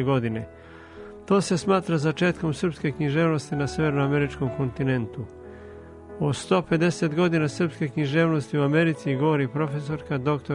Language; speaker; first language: Serbian; native; Serbian